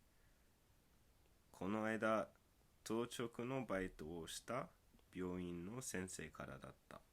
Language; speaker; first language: Japanese; non-native, fluent; English